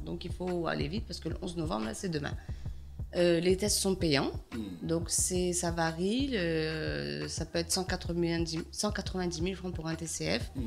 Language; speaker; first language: French; non-native, local second language; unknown